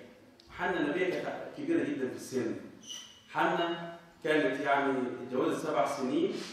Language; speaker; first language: Arabic; native; Arabic